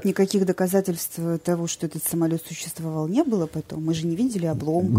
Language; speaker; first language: Russian; native; Russian